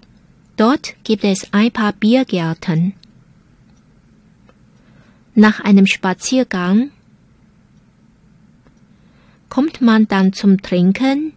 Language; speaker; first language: German; non-native, fluent; Chinese